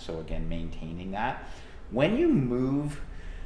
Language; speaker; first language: English; native; English